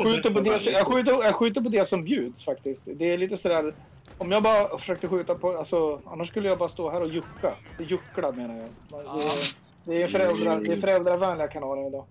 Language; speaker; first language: Swedish; native; Swedish